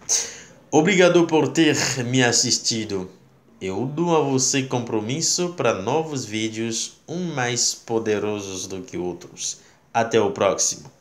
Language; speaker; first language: Portuguese; non-native, learner; Haitian Creole